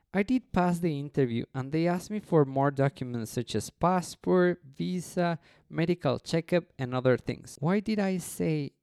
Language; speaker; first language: English; non-native, fluent; Spanish